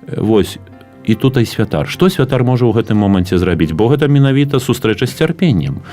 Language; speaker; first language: Belarusian; native; Belarusian